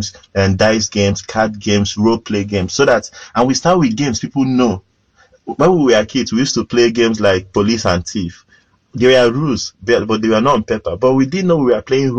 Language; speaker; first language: English; non-native, local second language; Igbo